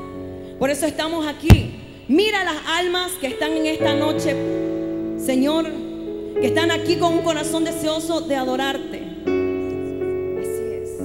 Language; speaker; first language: Spanish; native; Spanish